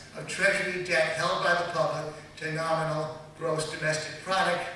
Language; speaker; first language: English; native; English